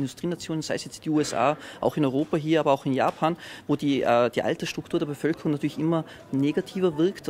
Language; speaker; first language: German; native; German